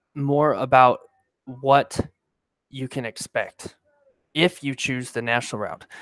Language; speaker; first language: English; native; English